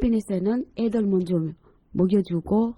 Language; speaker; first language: Korean; non-native, fluent; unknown